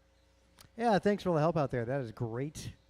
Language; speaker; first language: English; native; English